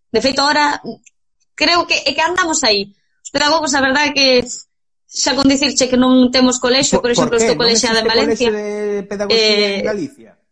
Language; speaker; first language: Galician; native; Galician